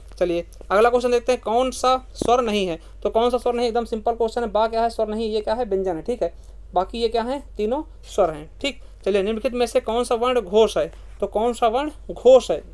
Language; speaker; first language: Hindi; native; Hindi